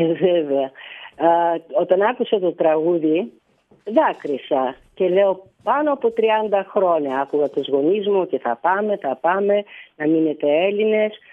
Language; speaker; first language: Greek; early bilingual, heritage; Greek